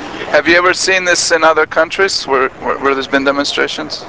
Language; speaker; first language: English; native; English